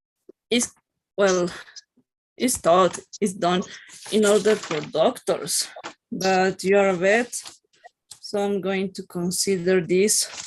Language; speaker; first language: English; non-native, fluent; Spanish